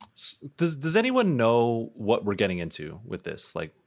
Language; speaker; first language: English; early bilingual, other home language; Filipino